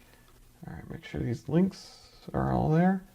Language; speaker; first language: English; native; English